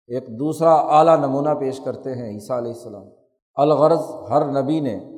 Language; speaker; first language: Urdu; non-native, local second language; Punjabi